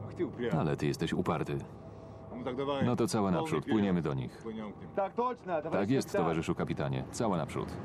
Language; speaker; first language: Polish; native; Polish